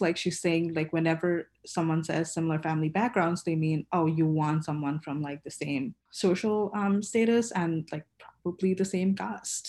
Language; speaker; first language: English; non-native, local second language; Bangla